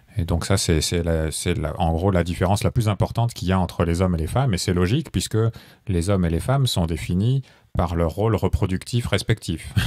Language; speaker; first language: French; native; French